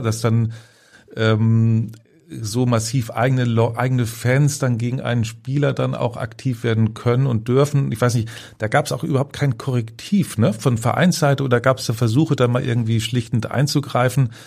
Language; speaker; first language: German; native; German